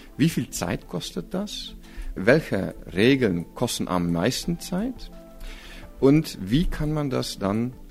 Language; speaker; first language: German; non-native, fluent; Dutch